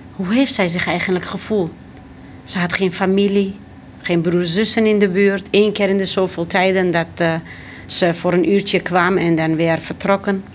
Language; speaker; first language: Dutch; early bilingual, other home language; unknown